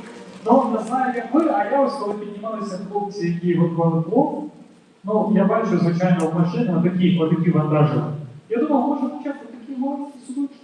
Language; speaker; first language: Ukrainian; native; Ukrainian